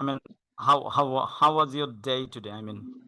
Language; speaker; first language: English; non-native, fluent; Bangla